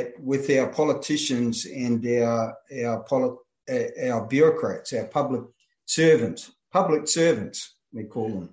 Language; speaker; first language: English; native; English